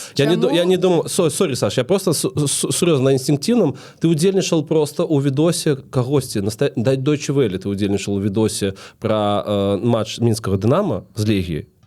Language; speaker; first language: Belarusian; non-native, local second language; Russian